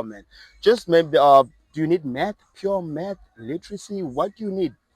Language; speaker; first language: English; non-native, local second language; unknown